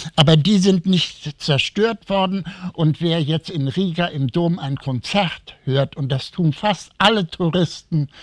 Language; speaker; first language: German; native; German